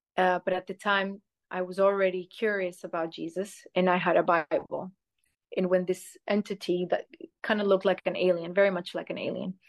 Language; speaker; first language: English; early bilingual, other home language; Spanish